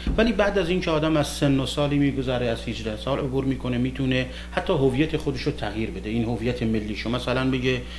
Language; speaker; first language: Persian; non-native, local second language; Kurdish